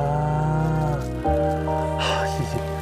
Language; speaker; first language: Chinese; non-native, learner; Korean